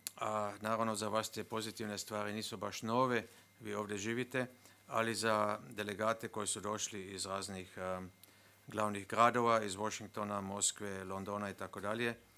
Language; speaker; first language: Croatian; non-native, fluent; Slovenian